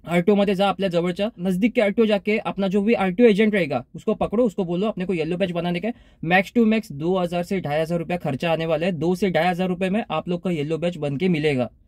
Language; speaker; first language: Hindi; non-native, local second language; Marathi